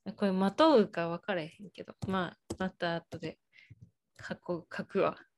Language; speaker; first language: Japanese; native; Japanese